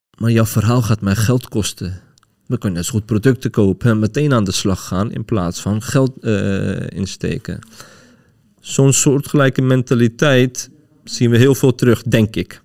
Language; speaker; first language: Dutch; early bilingual, other home language; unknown